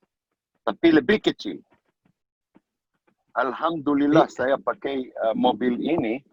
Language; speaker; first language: Indonesian; non-native, learner; Hebrew